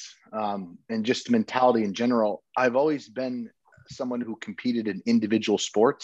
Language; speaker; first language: English; native; English